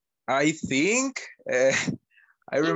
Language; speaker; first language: English; non-native, learner; Spanish